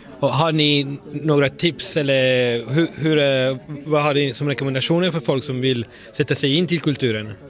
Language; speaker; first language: Swedish; non-native, fluent; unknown